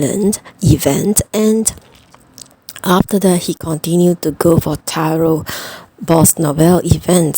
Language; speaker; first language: English; non-native, fluent; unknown